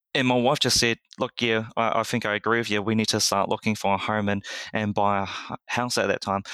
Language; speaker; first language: English; native; English